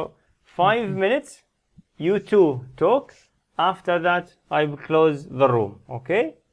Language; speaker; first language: English; non-native, fluent; Arabic